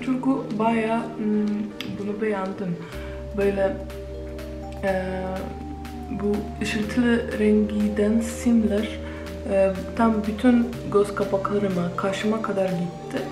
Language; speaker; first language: Turkish; non-native, fluent; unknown